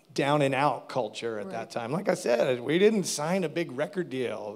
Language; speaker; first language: English; native; English